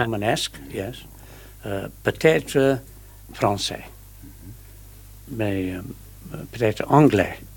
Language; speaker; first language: French; non-native, learner; English